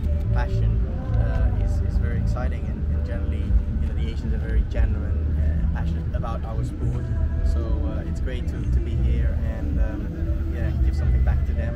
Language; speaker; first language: English; non-native, fluent; Dutch